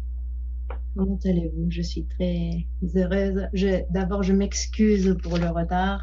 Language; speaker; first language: French; non-native, fluent; Spanish